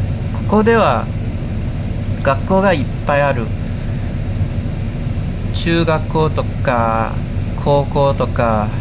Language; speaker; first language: Japanese; non-native, fluent; English